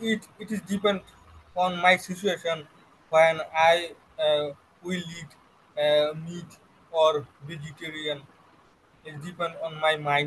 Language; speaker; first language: English; non-native, learner; Bangla